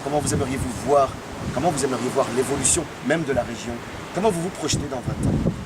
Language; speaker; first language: French; native; French